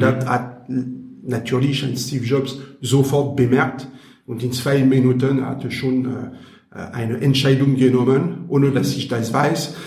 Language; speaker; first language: German; non-native, learner; French